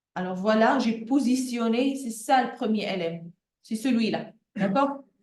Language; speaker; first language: French; non-native, local second language; Arabic